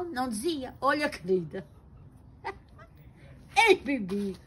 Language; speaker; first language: Portuguese; native; Portuguese